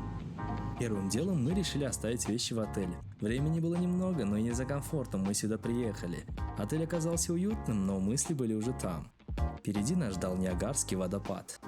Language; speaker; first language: Russian; native; Russian